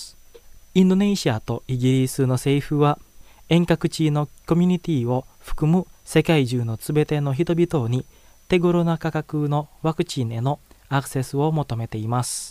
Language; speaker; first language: Japanese; non-native, fluent; Indonesian